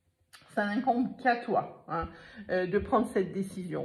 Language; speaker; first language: French; native; French